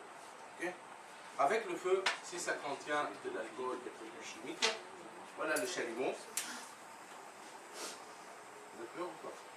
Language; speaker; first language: French; non-native, fluent; Arabic